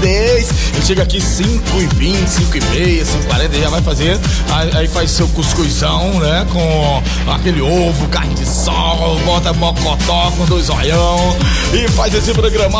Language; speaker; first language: Portuguese; native; Portuguese